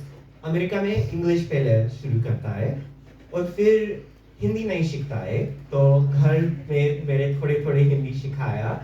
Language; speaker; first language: Hindi; early bilingual, heritage; English